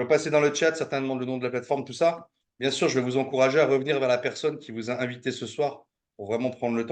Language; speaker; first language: French; native; French